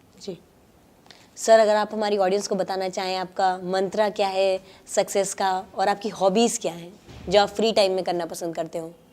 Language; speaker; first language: Hindi; native; Hindi